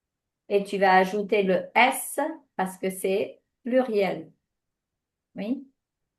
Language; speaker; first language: French; non-native, fluent; Spanish